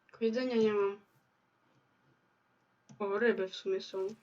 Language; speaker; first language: Polish; native; Polish